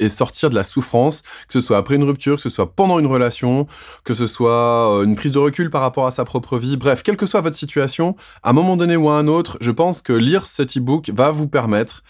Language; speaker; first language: French; native; French